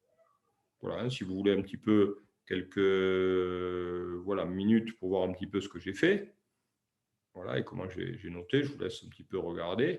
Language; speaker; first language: French; native; French